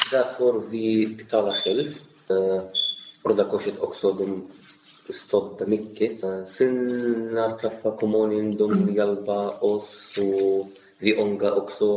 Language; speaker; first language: Swedish; non-native, learner; Arabic